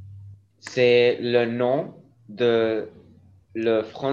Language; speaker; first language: French; non-native, learner; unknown